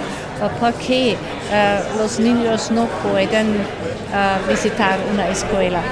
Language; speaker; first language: Spanish; non-native, learner; German